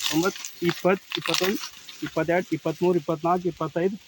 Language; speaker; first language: Kannada; non-native, local second language; Telugu